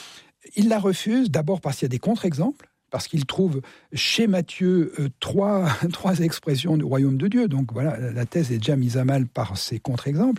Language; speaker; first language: French; native; French